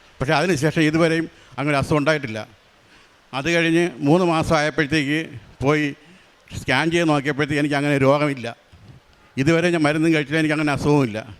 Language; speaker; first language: Malayalam; native; Malayalam